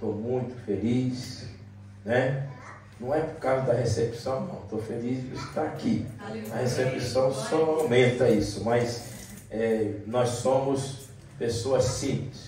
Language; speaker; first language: Portuguese; native; Portuguese